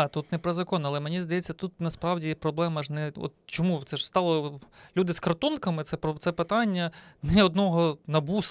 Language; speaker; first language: Ukrainian; native; Ukrainian